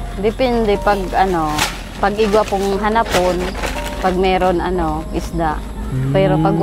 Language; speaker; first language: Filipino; non-native, local second language; Bikol